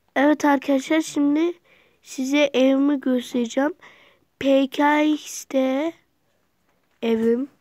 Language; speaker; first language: Turkish; native; Turkish